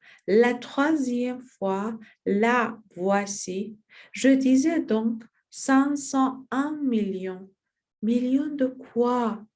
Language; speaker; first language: French; non-native, learner; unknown